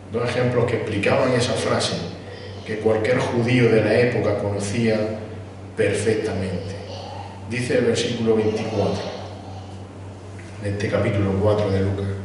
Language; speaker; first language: Spanish; native; Spanish